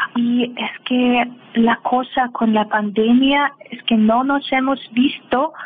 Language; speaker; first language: Spanish; non-native, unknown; Russian